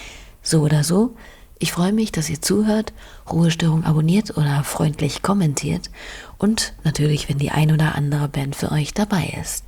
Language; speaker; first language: German; native; German